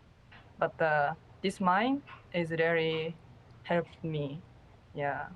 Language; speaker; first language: English; non-native, learner; Japanese